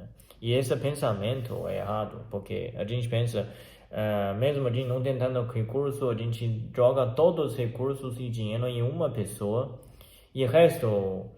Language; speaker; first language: Portuguese; non-native, learner; Chinese